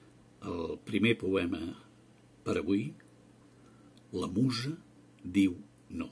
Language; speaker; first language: Catalan; native; Catalan